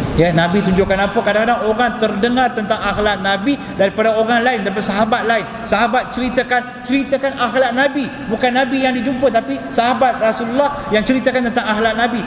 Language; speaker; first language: Malay; non-native, local second language; Tamil